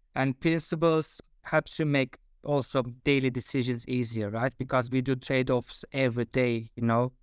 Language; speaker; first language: English; non-native, fluent; Turkish